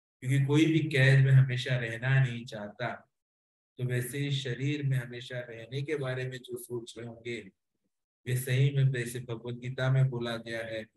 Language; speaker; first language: Hindi; non-native, local second language; Marathi